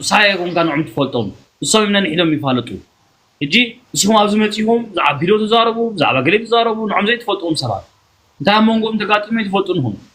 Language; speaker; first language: Tigrinya; early bilingual, heritage; Tigrinya